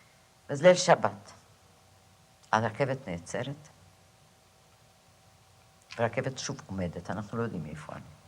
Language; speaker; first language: Hebrew; non-native, fluent; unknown